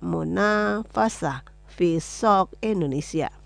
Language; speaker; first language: Arabic; non-native, fluent; Indonesian